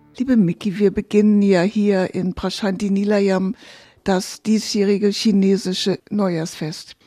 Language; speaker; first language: German; native; German